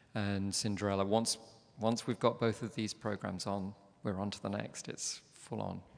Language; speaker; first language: English; native; English